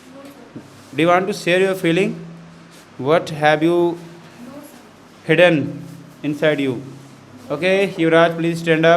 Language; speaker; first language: English; non-native, fluent; Hindi